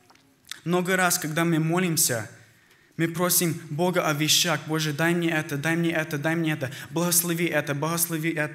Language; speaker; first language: Russian; early bilingual, heritage; Russian